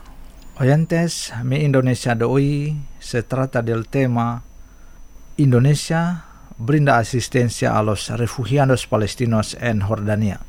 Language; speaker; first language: Spanish; non-native, fluent; Indonesian